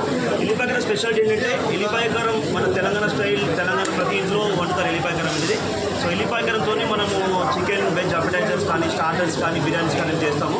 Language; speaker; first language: Telugu; native; Telugu